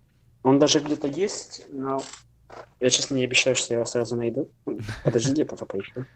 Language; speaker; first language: Russian; native; Russian